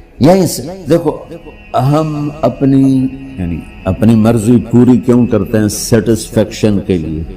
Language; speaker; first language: Urdu; non-native, local second language; Punjabi